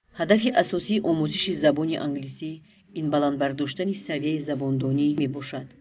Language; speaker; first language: Tajik; native; Tajik